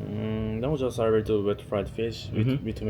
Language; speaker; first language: English; non-native, learner; Korean